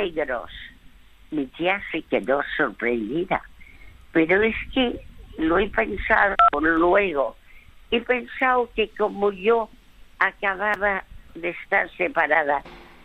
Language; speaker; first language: Spanish; early bilingual, other home language; French